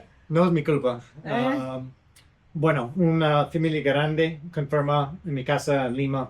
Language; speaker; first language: Spanish; non-native, learner; English